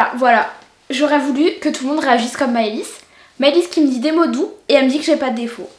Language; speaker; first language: French; native; French